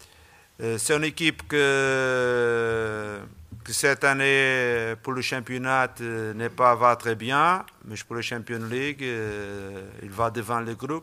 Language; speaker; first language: French; non-native, learner; Portuguese